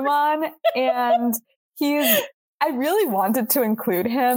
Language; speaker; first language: English; native; English